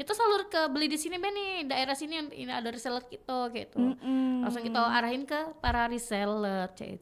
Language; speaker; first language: Indonesian; native; Indonesian